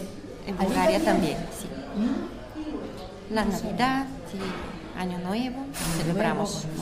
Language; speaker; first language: Spanish; non-native, learner; Bulgarian